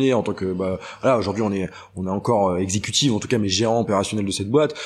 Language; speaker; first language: French; native; French